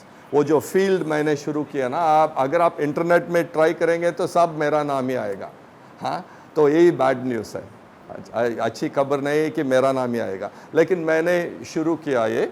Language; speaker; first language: Hindi; non-native, local second language; Tamil